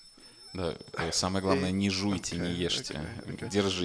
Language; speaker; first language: Russian; native; Russian